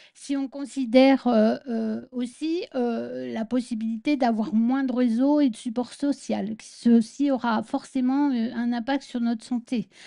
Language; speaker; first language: French; native; French